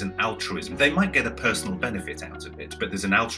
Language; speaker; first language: English; native; English